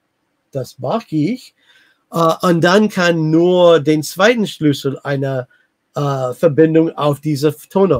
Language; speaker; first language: German; non-native, fluent; English